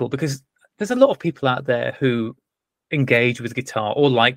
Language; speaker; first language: English; native; English